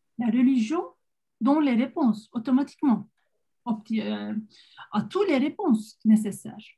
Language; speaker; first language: French; non-native, fluent; Turkish